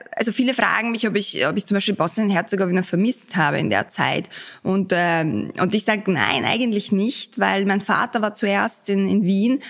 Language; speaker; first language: German; early bilingual, other home language; Bosnian